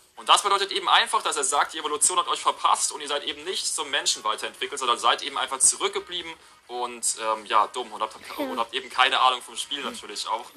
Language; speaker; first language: German; native; German